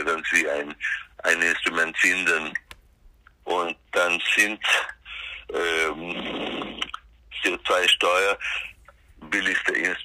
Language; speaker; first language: German; non-native, fluent; Swedish